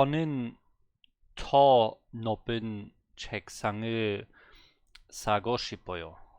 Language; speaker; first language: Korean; non-native, learner; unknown